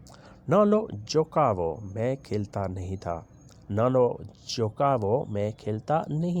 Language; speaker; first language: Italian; non-native, learner; Urdu